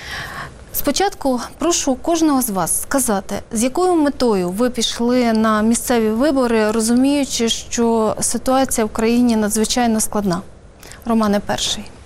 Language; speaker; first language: Ukrainian; native; Ukrainian